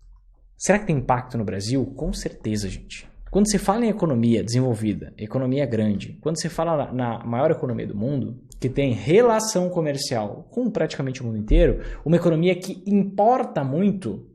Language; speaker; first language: Portuguese; native; Portuguese